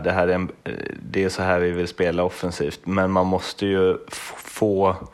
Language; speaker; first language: Swedish; native; Swedish